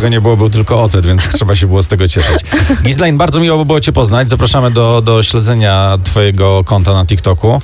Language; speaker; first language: Polish; native; Polish